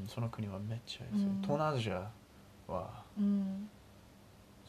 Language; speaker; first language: Japanese; non-native, learner; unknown